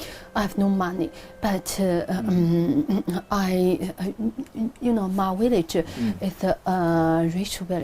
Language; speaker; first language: English; non-native, learner; Chinese